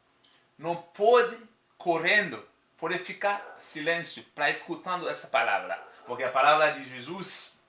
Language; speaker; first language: Portuguese; non-native, learner; Haitian Creole